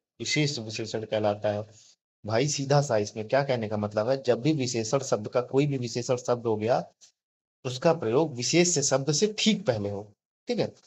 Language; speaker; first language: Hindi; native; Hindi